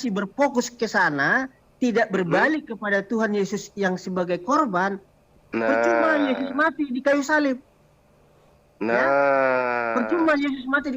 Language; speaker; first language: Indonesian; native; Indonesian